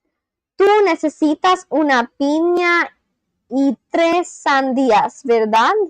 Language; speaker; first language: Spanish; non-native, learner; English